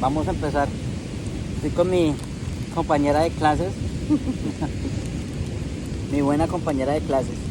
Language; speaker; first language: Spanish; native; Spanish